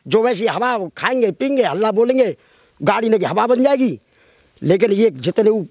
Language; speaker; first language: Hindi; native; Hindi